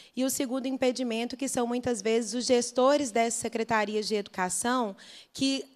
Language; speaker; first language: Portuguese; native; Portuguese